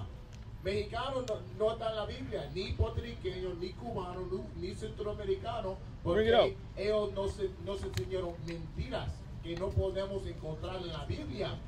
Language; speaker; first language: Spanish; non-native, learner; English